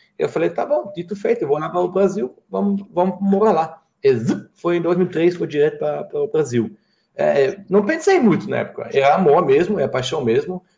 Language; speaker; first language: Portuguese; non-native, fluent; German